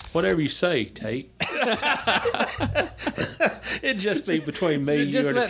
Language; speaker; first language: English; native; English